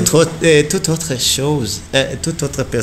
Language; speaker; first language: French; non-native, learner; Rundi